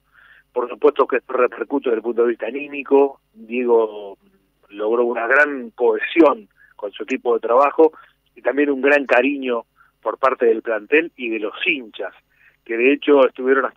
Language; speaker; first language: Spanish; native; Spanish